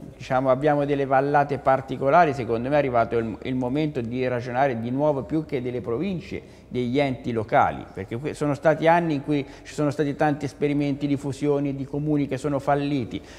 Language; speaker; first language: Italian; native; Italian